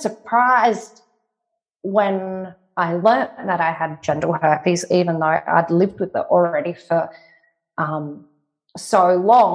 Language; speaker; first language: English; native; English